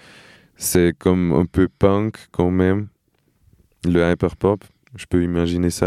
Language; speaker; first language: French; non-native, fluent; Portuguese